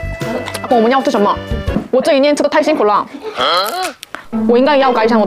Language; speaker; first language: Chinese; non-native, learner; Korean